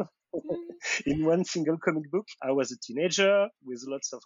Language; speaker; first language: English; non-native, fluent; French